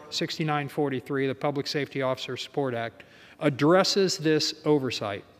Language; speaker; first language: English; native; English